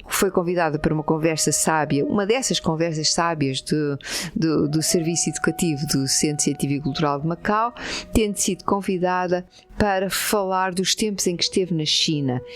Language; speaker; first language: Portuguese; native; Portuguese